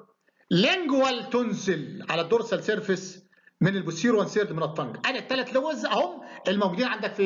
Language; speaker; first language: Arabic; native; Arabic